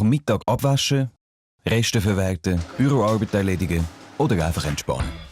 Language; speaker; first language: German; native; German